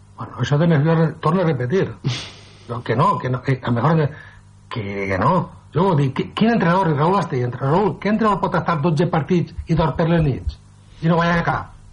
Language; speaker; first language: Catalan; non-native, local second language; Spanish